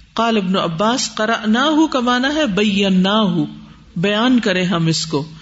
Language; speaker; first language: Urdu; native; Urdu